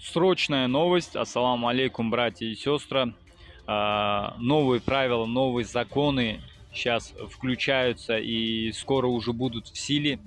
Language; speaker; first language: Russian; non-native, fluent; Tajik